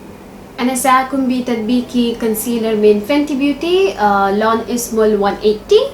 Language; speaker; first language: Arabic; non-native, local second language; Bangla